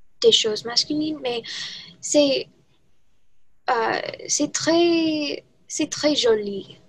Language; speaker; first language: French; non-native, learner; English